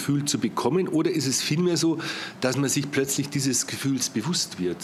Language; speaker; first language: German; native; German